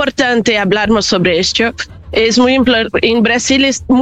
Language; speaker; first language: Spanish; non-native, learner; Portuguese